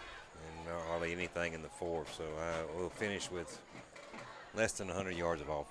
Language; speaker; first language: English; native; English